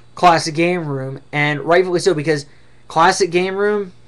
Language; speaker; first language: English; native; English